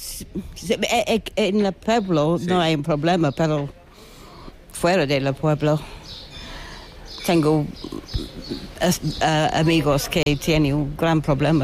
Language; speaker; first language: Spanish; non-native, learner; English